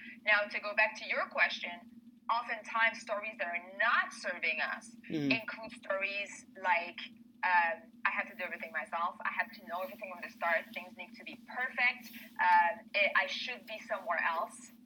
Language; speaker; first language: English; native; English